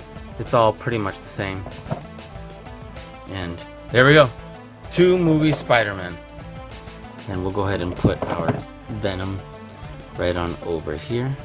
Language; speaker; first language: English; native; English